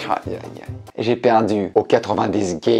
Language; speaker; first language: French; native; French